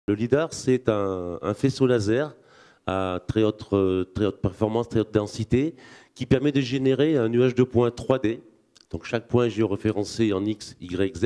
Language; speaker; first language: French; native; French